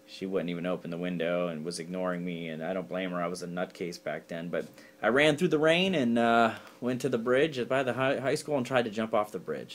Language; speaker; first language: English; native; English